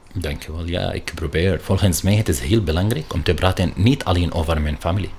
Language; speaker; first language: Dutch; non-native, learner; Arabic